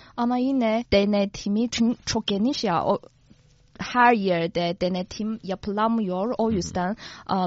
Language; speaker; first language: Turkish; non-native, fluent; Chinese